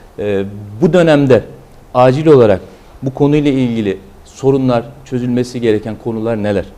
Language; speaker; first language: Turkish; native; Turkish